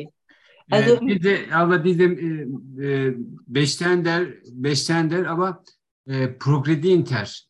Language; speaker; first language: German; non-native, learner; Turkish